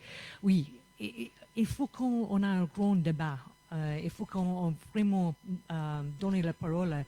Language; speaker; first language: French; non-native, fluent; English